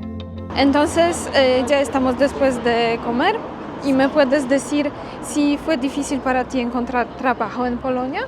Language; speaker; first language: Spanish; non-native, fluent; Polish